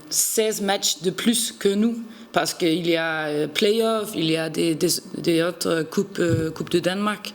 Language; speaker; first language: French; non-native, learner; Danish